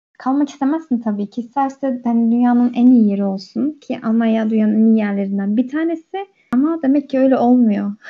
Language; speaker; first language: Turkish; early bilingual, heritage; Turkish